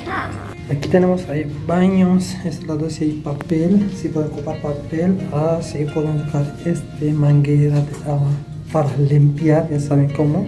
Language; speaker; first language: Spanish; non-native, learner; Urdu